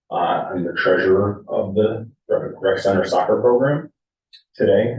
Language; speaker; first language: English; native; English